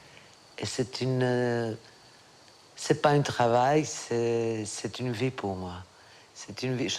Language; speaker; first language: French; non-native, fluent; Greek